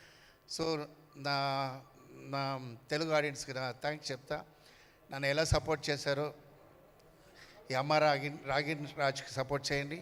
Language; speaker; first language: Telugu; non-native, fluent; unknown